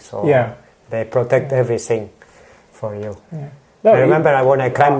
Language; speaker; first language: English; non-native, learner; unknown